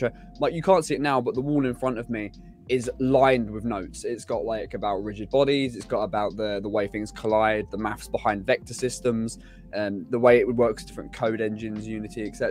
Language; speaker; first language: English; native; English